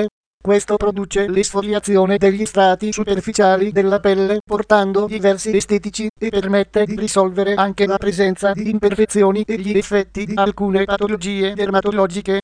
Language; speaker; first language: Italian; native; Italian